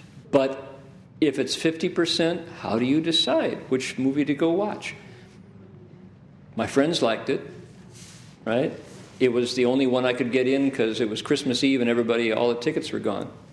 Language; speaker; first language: English; native; English